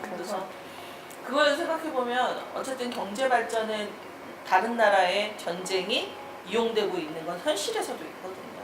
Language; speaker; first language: Korean; native; Korean